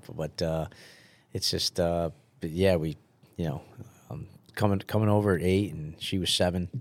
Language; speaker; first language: English; early bilingual, other home language; Italian